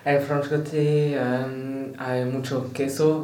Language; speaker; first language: Spanish; non-native, learner; French